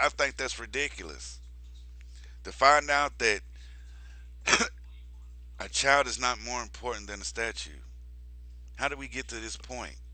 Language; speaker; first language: English; native; English